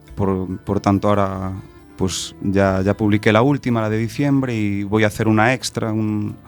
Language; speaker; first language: Spanish; native; Spanish